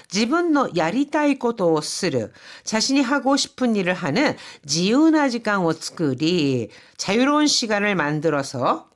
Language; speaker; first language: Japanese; non-native, fluent; Korean